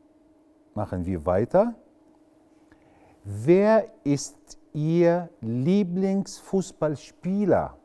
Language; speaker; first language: German; non-native, fluent; Arabic